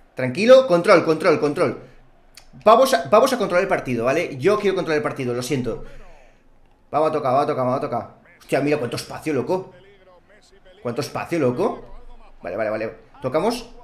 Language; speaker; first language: Spanish; native; Spanish